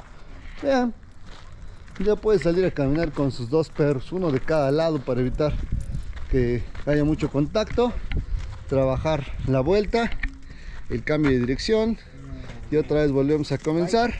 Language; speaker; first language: Spanish; native; Spanish